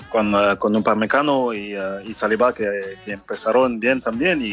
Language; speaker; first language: Spanish; non-native, fluent; French